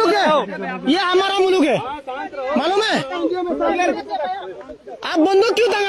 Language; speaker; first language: Hindi; non-native, learner; Bangla